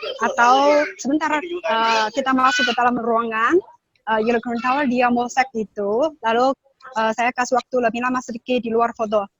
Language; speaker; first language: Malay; non-native, learner; Chinese